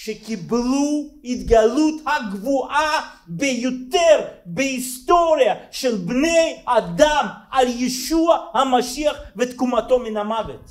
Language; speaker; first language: Hebrew; non-native, fluent; Russian